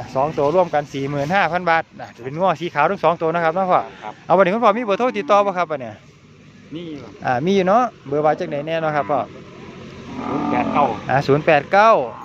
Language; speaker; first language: Thai; native; Thai